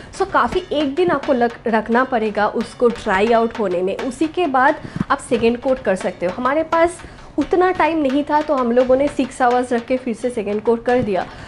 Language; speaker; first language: Hindi; non-native, local second language; Bangla